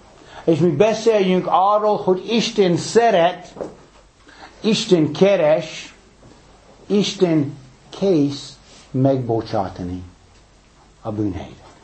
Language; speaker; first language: Hungarian; non-native, fluent; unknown